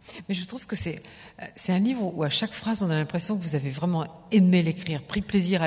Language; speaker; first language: French; native; French